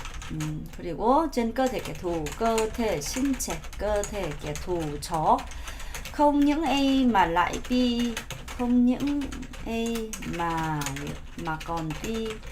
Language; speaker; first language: Vietnamese; non-native, fluent; Korean